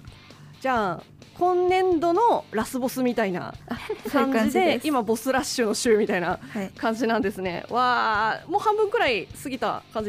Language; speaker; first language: Japanese; native; Japanese